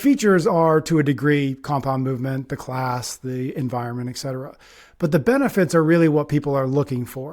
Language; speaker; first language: English; native; English